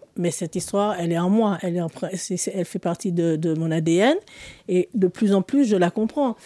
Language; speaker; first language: French; native; French